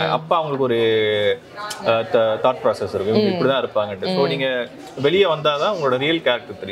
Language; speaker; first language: Tamil; native; Tamil